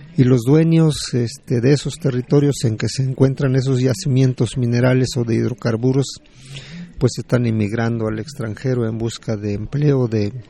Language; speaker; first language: Spanish; native; Spanish